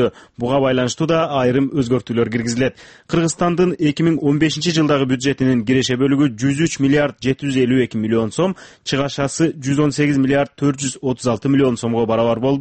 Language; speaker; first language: Kyrgyz; native; Kyrgyz